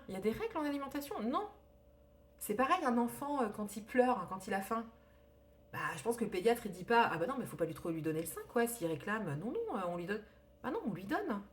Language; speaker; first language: French; native; French